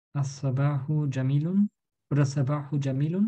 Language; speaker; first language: Arabic; non-native, learner; German